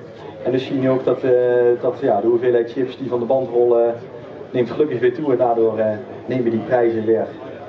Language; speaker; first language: Dutch; native; Dutch